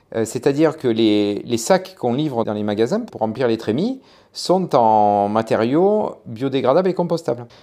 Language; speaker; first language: French; native; French